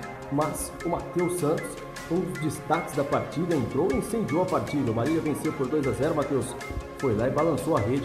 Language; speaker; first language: Portuguese; native; Portuguese